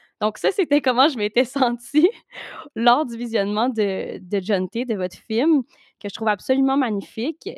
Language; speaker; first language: French; native; French